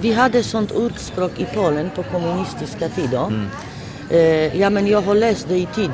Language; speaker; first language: Swedish; non-native, fluent; Polish